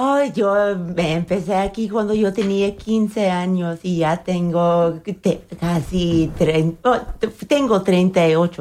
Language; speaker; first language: Spanish; early bilingual, heritage; Spanish